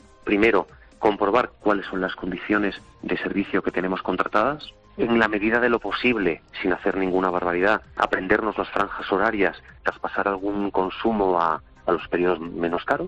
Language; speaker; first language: Spanish; native; Spanish